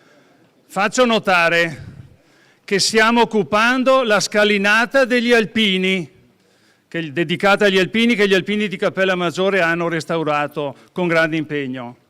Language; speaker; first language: Italian; native; Italian